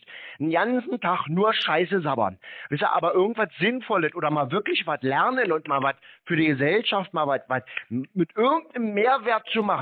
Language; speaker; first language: German; native; German